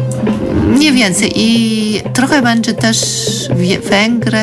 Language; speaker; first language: Polish; non-native, fluent; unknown